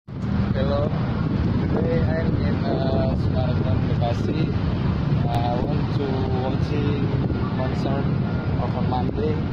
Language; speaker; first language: English; non-native, learner; Indonesian